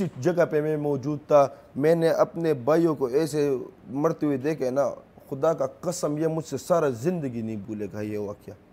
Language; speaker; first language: Urdu; non-native, local second language; Pashto